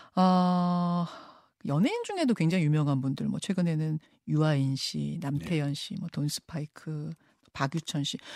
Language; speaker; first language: Korean; native; Korean